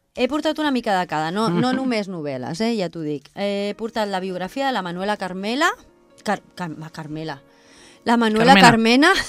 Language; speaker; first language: Catalan; non-native, local second language; Spanish